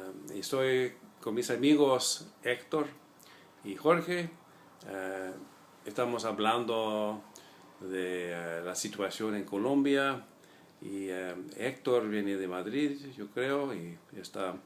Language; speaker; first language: Spanish; non-native, fluent; English